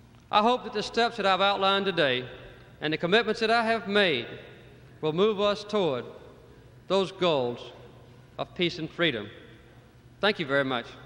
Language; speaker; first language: English; native; English